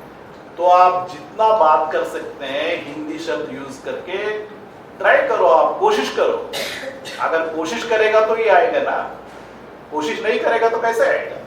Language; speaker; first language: Hindi; non-native, local second language; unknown